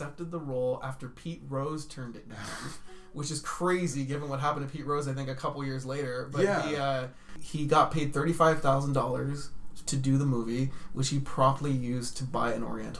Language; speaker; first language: English; native; English